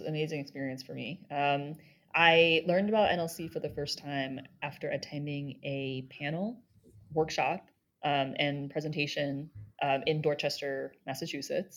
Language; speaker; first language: English; native; English